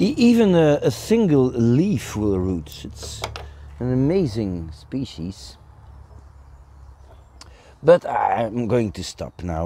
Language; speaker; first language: English; non-native, fluent; Dutch